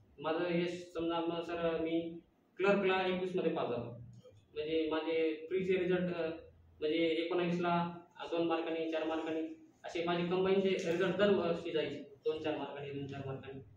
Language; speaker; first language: Marathi; non-native, local second language; Lambadi